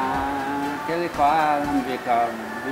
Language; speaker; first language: Vietnamese; non-native, learner; Portuguese